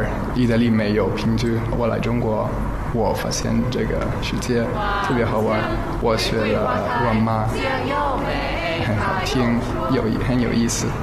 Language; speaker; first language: Chinese; non-native, learner; Italian